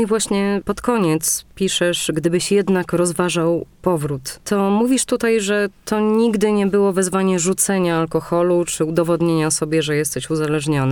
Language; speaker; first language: Polish; native; Polish